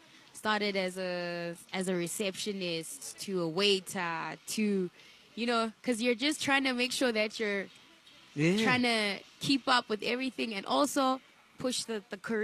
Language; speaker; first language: English; non-native, local second language; Shona